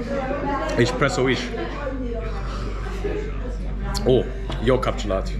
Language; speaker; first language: Hungarian; non-native, learner; English